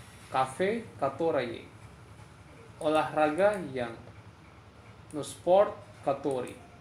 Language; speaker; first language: Russian; non-native, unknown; Indonesian